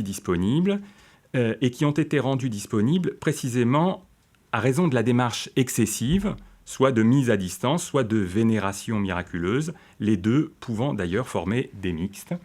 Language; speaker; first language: French; native; French